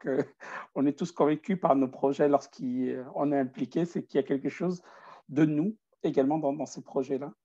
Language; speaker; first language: French; native; French